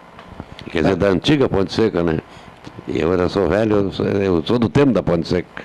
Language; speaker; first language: Portuguese; native; Portuguese